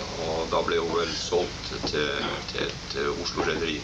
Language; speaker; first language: Norwegian; native; Norwegian